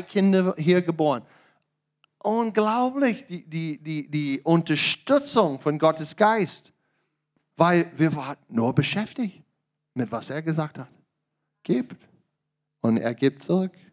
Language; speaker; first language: German; non-native, learner; English